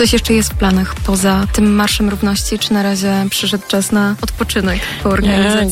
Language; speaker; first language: Polish; native; Polish